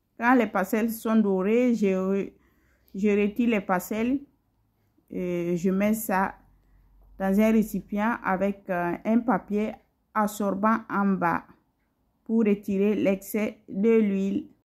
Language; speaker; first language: French; non-native, local second language; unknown